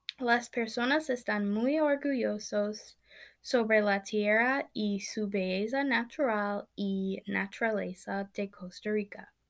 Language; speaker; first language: Spanish; non-native, learner; English